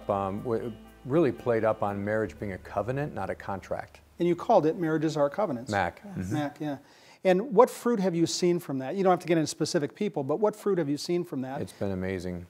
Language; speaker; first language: English; native; English